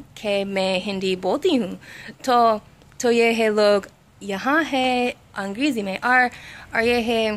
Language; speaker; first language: Hindi; non-native, learner; English